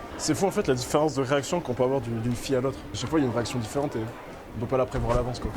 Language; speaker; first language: French; native; French